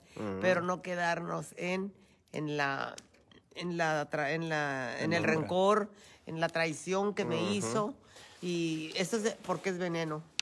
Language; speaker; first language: Spanish; native; Spanish